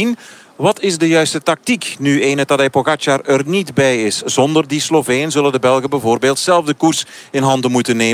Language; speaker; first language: Dutch; native; Dutch